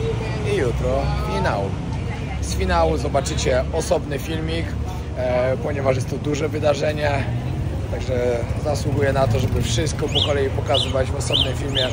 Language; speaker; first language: Polish; native; Polish